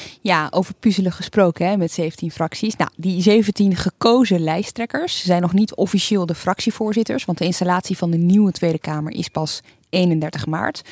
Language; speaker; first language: Dutch; native; Dutch